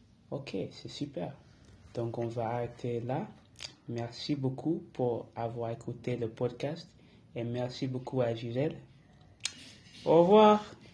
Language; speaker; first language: French; early bilingual, other home language; English